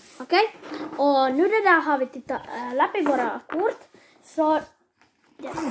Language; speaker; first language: Swedish; early bilingual, other home language; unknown